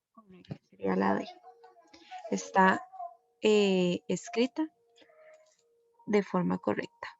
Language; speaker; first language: Spanish; native; Spanish